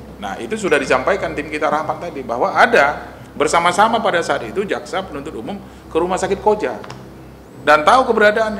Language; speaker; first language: Indonesian; native; Indonesian